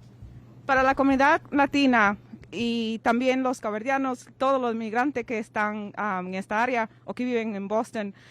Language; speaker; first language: Spanish; non-native, fluent; Kabuverdianu